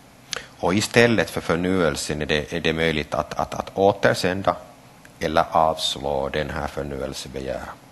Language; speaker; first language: Swedish; non-native, local second language; Finnish